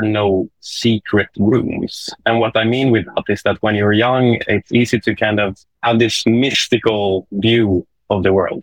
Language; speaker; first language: English; non-native, fluent; Swedish